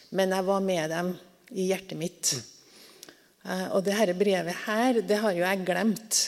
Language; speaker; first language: Norwegian; native; Norwegian